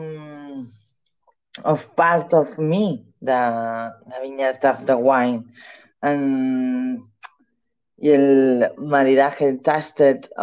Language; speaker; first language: English; non-native, learner; Catalan